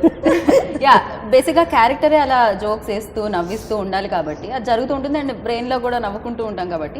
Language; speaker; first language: Telugu; native; Telugu